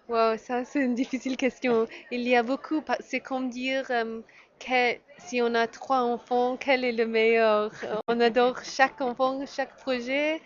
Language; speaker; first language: French; non-native, learner; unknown